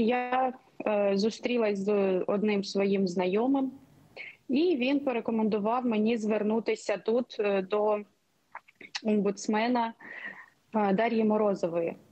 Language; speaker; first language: Ukrainian; non-native, local second language; Russian